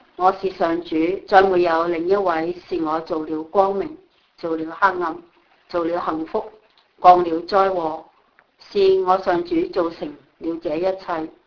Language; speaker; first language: Chinese; non-native, local second language; Cantonese